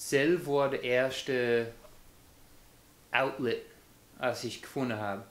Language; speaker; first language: German; non-native, fluent; English